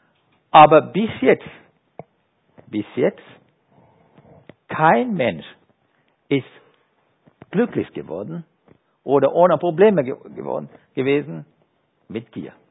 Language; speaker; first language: German; non-native, fluent; Sinhala